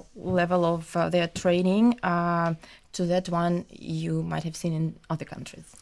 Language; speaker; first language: English; non-native, fluent; Ukrainian